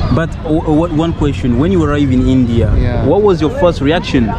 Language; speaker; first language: English; non-native, fluent; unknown